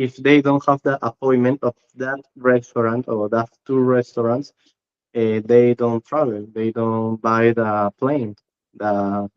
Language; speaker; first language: English; non-native, learner; Spanish